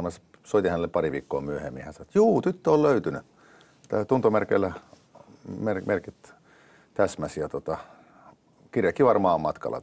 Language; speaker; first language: Finnish; native; Finnish